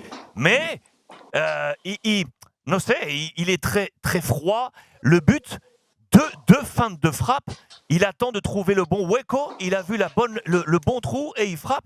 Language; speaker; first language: French; native; French